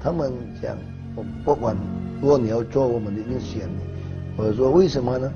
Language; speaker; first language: Chinese; non-native, learner; Hakka Chinese